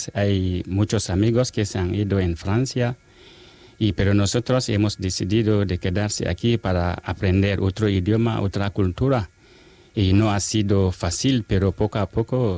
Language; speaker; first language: Spanish; non-native, fluent; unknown